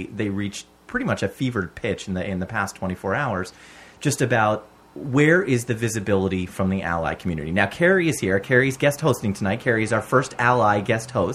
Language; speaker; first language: English; native; English